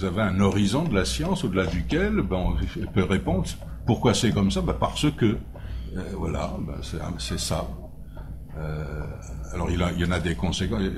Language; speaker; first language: French; native; French